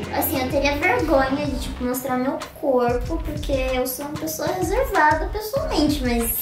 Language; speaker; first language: Portuguese; early bilingual, heritage; Portuguese